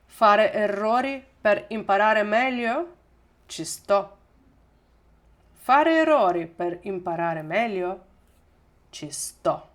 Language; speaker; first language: Italian; non-native, fluent; Ukrainian